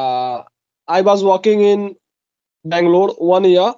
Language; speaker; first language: English; non-native, local second language; Hindi